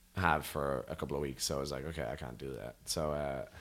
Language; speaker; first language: English; native; English